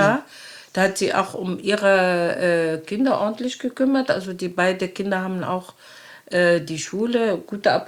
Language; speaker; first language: German; non-native, fluent; Arabic